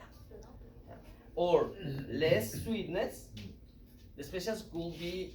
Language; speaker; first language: English; non-native, learner; Spanish